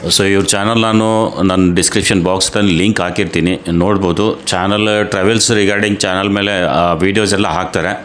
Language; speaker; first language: Kannada; native; Kannada